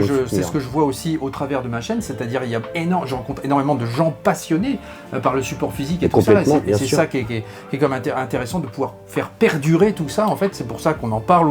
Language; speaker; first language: French; native; French